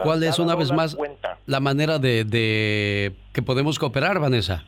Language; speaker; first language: Spanish; native; Spanish